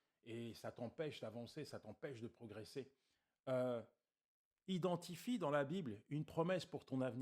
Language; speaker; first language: French; native; French